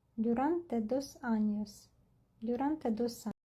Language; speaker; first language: Spanish; non-native, fluent; Ukrainian